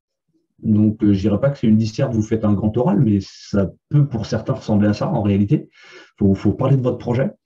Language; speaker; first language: French; native; French